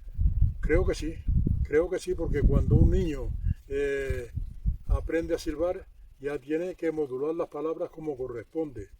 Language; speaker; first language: Spanish; native; Spanish